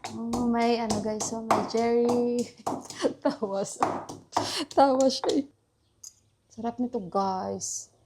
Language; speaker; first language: Filipino; native; Filipino